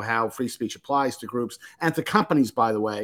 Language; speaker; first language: English; native; English